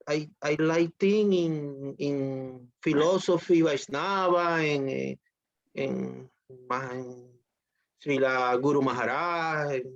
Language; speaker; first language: English; non-native, learner; Spanish